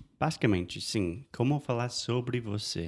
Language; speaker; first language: Portuguese; non-native, fluent; English